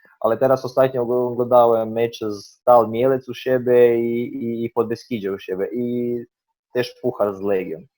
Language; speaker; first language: Polish; non-native, fluent; Croatian